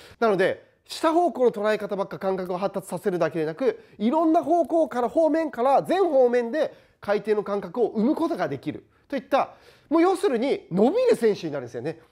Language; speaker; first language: Japanese; native; Japanese